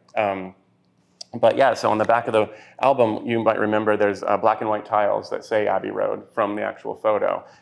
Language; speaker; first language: English; native; English